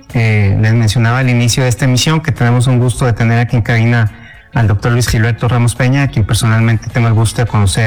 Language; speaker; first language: Spanish; native; Spanish